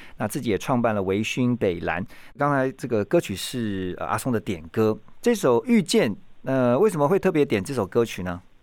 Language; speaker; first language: Chinese; native; Chinese